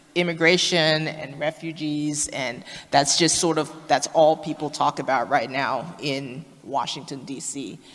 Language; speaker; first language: English; native; English